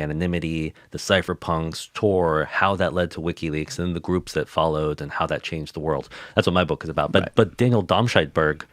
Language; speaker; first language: English; native; English